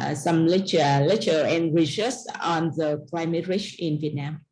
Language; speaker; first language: English; non-native, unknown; Vietnamese